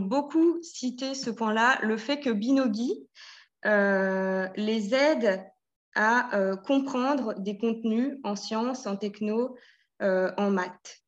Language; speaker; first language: French; native; French